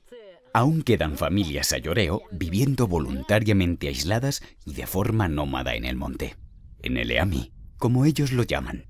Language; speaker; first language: Spanish; native; Spanish